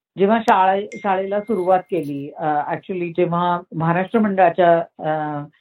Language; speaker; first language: Marathi; native; Marathi